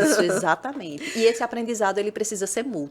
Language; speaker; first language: Portuguese; native; Portuguese